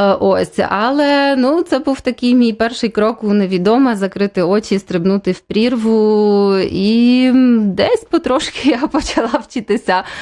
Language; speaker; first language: Ukrainian; native; Ukrainian